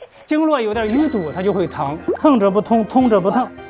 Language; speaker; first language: Chinese; native; Chinese